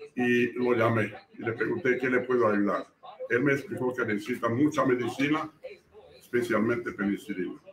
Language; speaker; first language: Spanish; non-native, fluent; Croatian